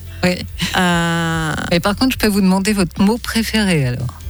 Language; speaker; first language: French; native; French